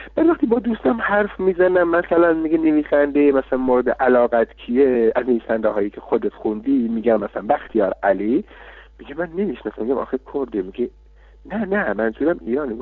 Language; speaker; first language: Persian; non-native, local second language; Kurdish